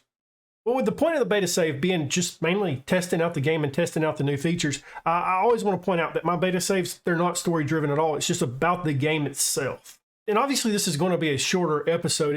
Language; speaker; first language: English; native; English